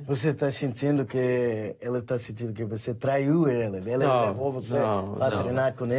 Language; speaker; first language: Portuguese; non-native, learner; English